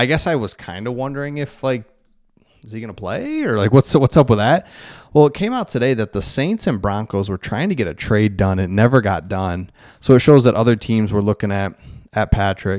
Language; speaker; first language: English; native; English